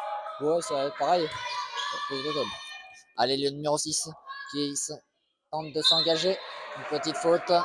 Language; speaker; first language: French; native; French